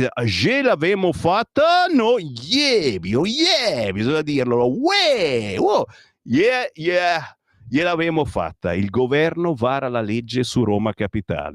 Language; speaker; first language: Italian; native; Italian